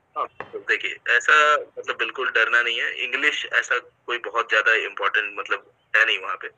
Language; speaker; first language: Hindi; native; Hindi